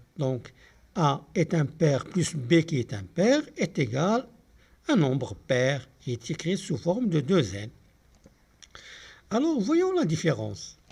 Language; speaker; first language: French; non-native, local second language; Arabic